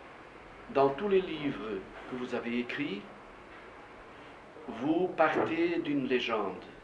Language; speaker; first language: French; non-native, fluent; Portuguese